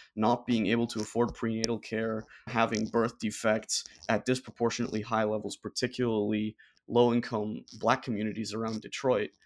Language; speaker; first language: English; non-native, fluent; German